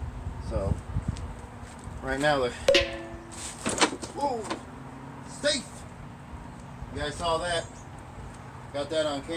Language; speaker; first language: English; native; English